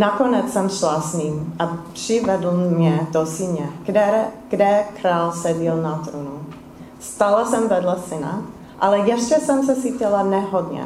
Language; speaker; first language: Czech; non-native, fluent; English